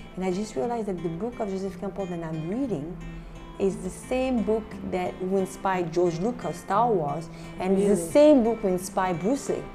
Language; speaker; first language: English; non-native, fluent; French